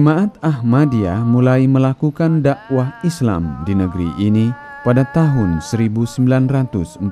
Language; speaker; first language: Indonesian; native; Indonesian